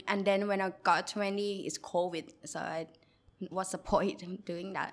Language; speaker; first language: English; non-native, learner; Thai